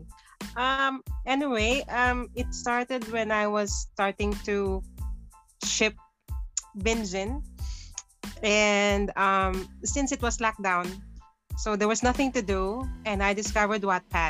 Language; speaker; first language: English; non-native, local second language; Cebuano